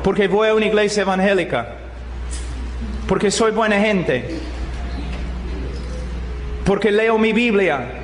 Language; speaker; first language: Spanish; non-native, fluent; English